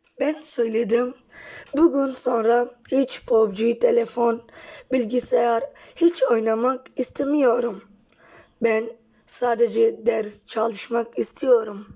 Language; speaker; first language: Turkish; non-native, learner; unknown